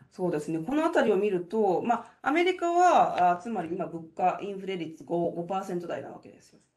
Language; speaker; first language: Japanese; native; Japanese